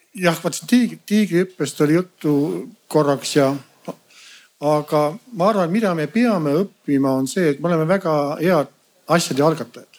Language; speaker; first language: Estonian; native; Estonian